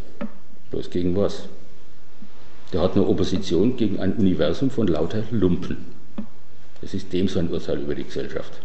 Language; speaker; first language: German; native; German